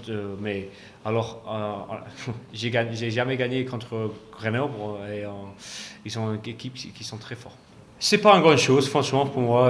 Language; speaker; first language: French; non-native, fluent; English